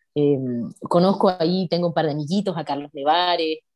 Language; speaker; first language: Spanish; native; Spanish